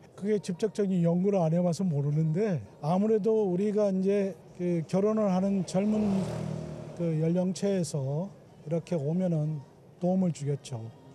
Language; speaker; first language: Korean; native; Korean